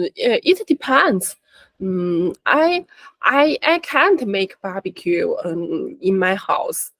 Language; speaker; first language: English; non-native, learner; Chinese